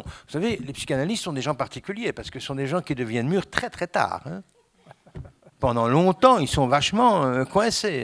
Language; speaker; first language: French; native; French